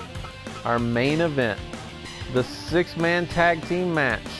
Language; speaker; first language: English; native; English